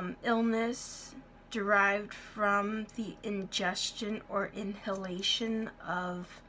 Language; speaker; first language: English; native; English